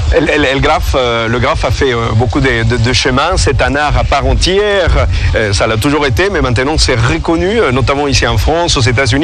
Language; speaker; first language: French; native; French